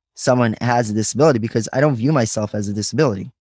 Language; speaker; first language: English; native; English